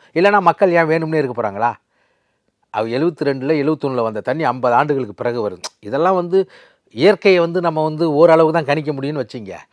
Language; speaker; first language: Tamil; native; Tamil